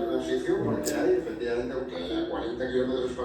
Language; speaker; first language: Spanish; native; Spanish